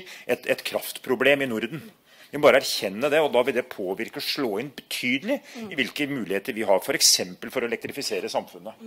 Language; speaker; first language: Norwegian; native; Norwegian